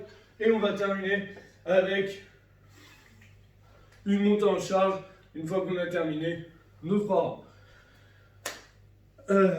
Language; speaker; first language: French; native; French